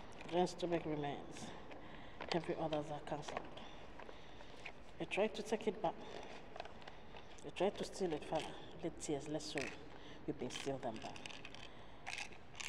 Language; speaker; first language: English; non-native, local second language; Ibibio